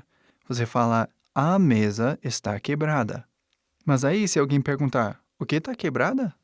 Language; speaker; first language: Portuguese; non-native, fluent; English